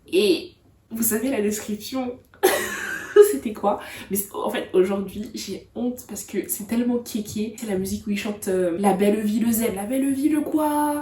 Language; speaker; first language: French; native; French